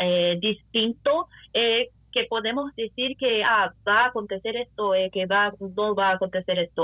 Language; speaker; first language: Spanish; non-native, fluent; Portuguese